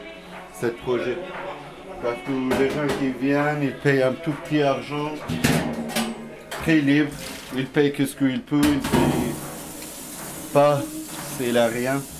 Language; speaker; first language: French; non-native, learner; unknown